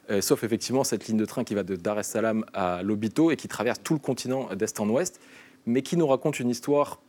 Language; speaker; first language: French; native; French